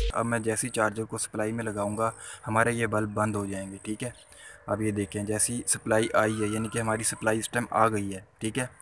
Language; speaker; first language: Urdu; non-native, local second language; Punjabi